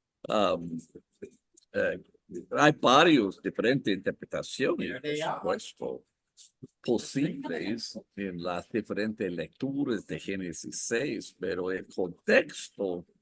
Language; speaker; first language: Spanish; non-native, fluent; English